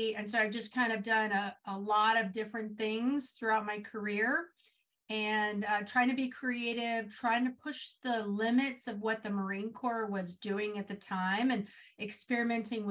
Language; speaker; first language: English; native; English